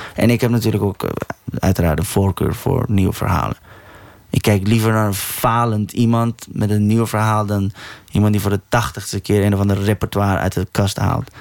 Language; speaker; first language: Dutch; early bilingual, other home language; Persian